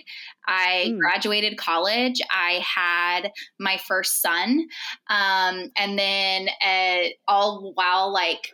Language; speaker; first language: English; native; English